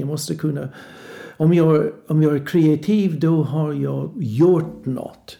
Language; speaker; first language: Swedish; non-native, fluent; English